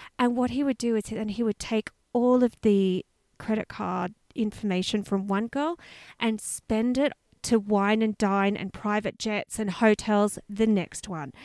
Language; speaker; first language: English; native; English